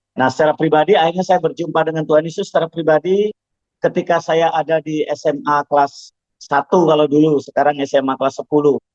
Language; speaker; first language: Indonesian; non-native, local second language; Javanese